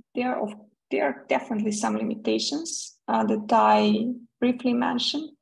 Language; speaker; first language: English; non-native, fluent; Serbian